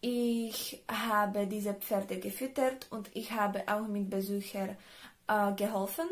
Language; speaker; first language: German; non-native, learner; Slovak